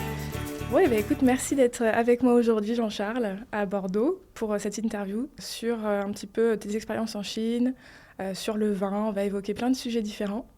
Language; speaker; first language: French; native; French